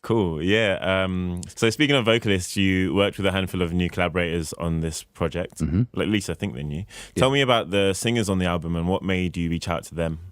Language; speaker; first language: English; native; English